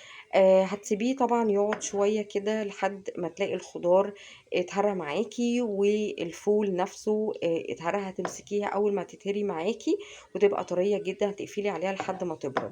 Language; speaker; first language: Arabic; native; Arabic